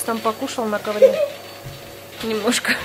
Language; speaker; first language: Russian; native; Russian